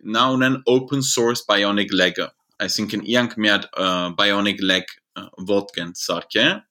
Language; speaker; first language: Armenian; early bilingual, heritage; Armenian